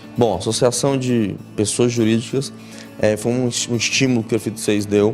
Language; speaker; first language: Portuguese; native; Portuguese